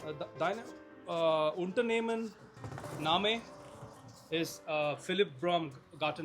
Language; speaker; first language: German; non-native, learner; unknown